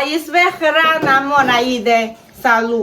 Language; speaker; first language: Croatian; non-native, learner; Chinese